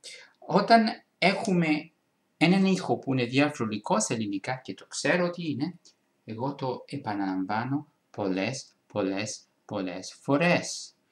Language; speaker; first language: Greek; non-native, fluent; Italian